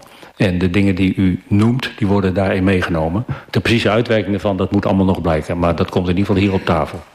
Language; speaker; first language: Dutch; native; Dutch